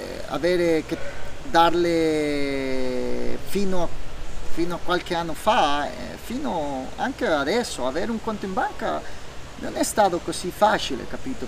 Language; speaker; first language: Italian; non-native, fluent; Spanish